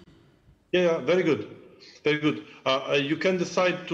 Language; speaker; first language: English; non-native, learner; Italian